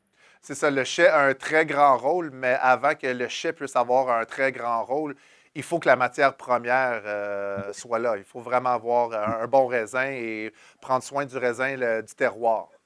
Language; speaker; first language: French; native; French